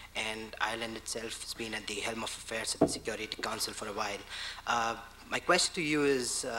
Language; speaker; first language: English; native; English